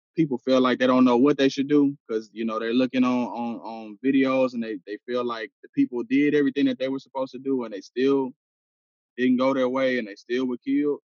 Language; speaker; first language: English; native; English